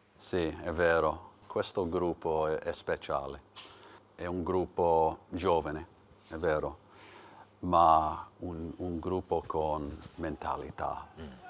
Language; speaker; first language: Italian; non-native, learner; English